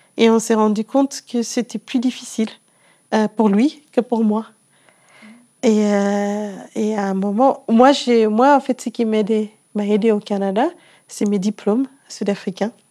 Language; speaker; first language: French; non-native, fluent; English